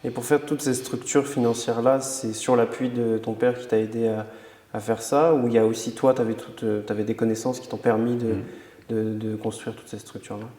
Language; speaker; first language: French; native; French